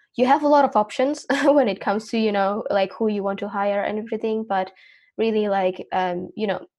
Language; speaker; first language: English; non-native, fluent; Indonesian